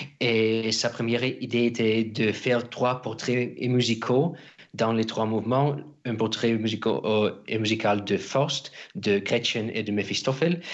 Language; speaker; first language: French; non-native, fluent; Russian